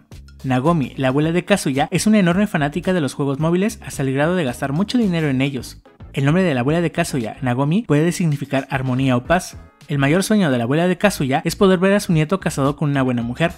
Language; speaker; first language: Spanish; native; Spanish